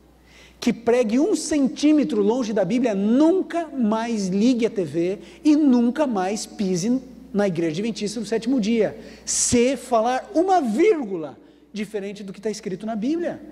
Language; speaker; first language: Portuguese; native; Portuguese